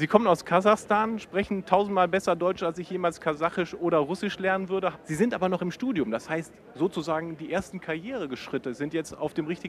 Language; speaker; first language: German; native; German